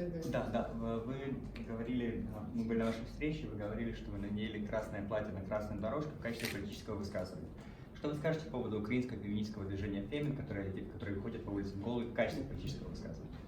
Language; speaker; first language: Russian; native; Russian